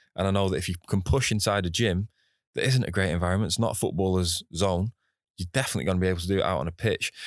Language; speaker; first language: English; native; English